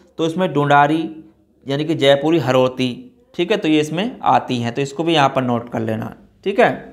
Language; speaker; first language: Hindi; native; Hindi